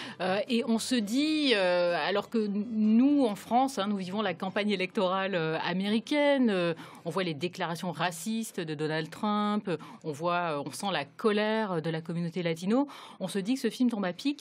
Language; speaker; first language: French; native; French